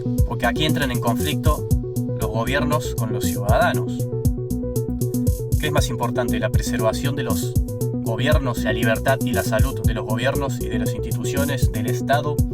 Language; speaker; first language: Spanish; native; Spanish